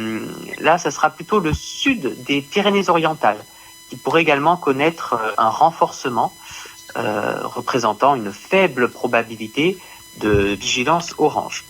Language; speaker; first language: French; native; French